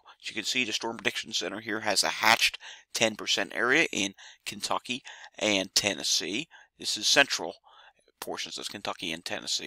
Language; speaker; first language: English; native; English